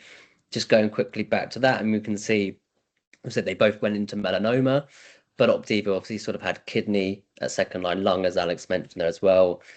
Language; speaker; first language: English; native; English